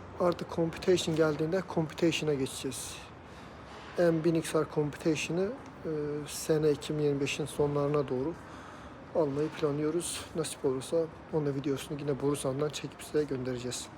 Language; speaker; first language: Turkish; native; Turkish